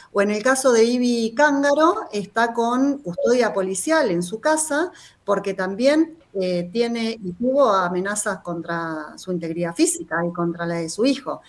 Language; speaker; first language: Spanish; native; Spanish